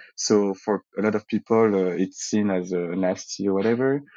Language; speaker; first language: English; early bilingual, other home language; French